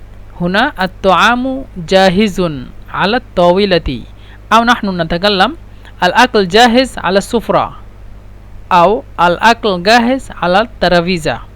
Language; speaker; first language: Arabic; non-native, fluent; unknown